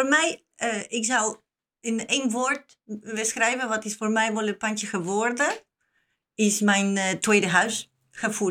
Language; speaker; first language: Dutch; non-native, learner; Spanish